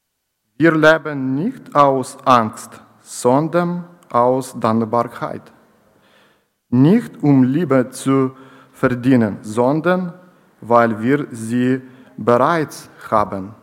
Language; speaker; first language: German; non-native, learner; Ukrainian